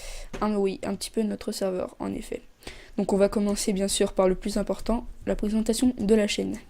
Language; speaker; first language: French; native; French